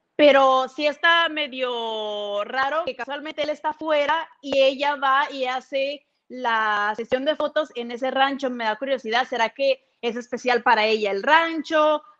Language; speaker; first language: Spanish; early bilingual, heritage; Spanish